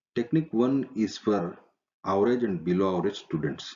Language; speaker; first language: English; non-native, local second language; Kannada